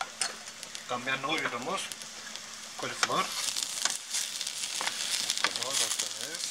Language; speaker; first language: Spanish; non-native, learner; Turkish